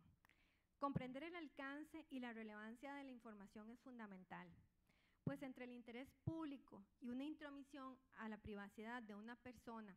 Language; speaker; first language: Spanish; native; Spanish